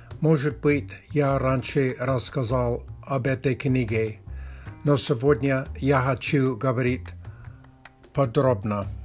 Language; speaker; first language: Russian; non-native, learner; Czech